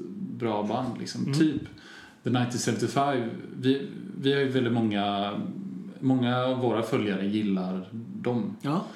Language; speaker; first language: Swedish; native; Swedish